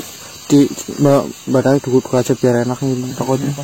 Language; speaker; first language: Indonesian; native; Indonesian